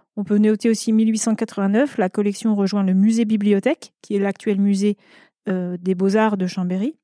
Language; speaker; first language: French; native; French